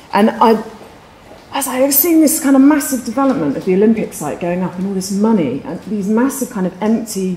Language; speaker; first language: English; native; English